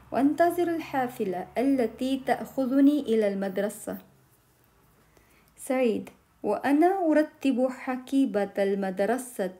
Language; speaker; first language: Arabic; non-native, fluent; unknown